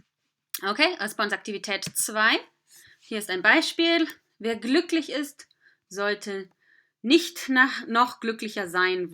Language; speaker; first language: German; non-native, fluent; English